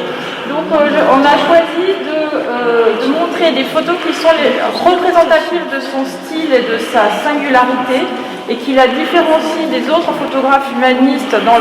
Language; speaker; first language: French; native; French